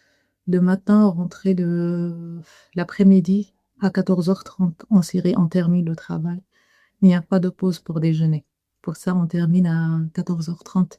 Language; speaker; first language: French; non-native, learner; Arabic